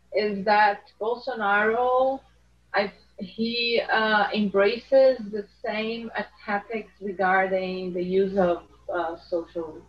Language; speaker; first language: English; non-native, fluent; Portuguese